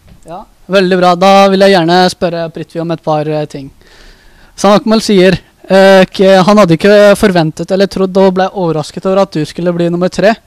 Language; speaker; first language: Norwegian; early bilingual, other home language; Urdu